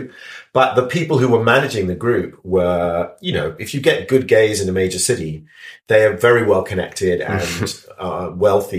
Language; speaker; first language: English; native; English